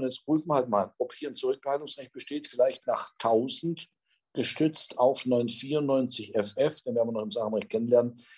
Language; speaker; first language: German; native; German